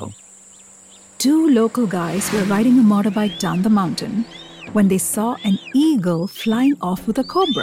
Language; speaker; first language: English; non-native, local second language; Malayalam